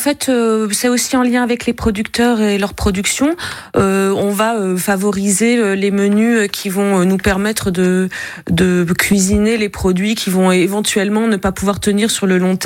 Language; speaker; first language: French; native; French